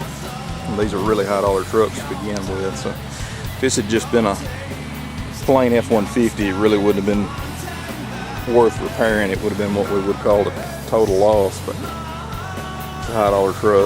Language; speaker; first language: English; native; English